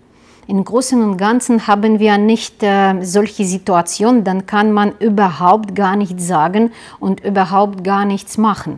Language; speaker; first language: German; non-native, learner; Russian